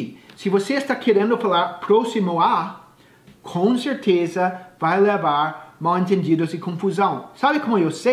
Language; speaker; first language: Portuguese; non-native, fluent; English